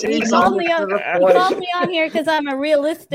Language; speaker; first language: English; native; English